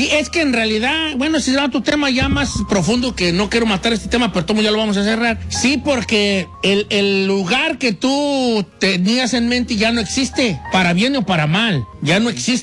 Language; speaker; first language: Spanish; native; Spanish